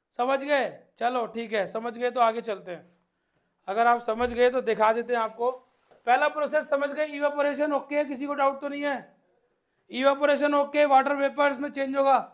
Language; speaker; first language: Hindi; native; Hindi